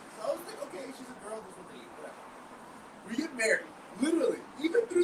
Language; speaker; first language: English; native; English